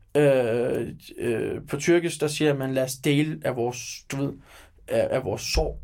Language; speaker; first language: Danish; early bilingual, other home language; Turkish